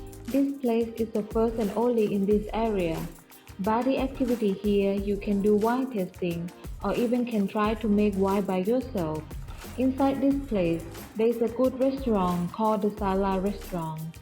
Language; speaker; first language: English; non-native, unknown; Thai